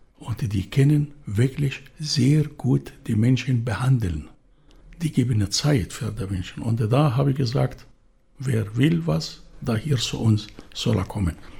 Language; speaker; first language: German; non-native, fluent; Arabic